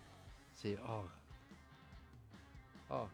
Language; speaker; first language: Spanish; non-native, learner; English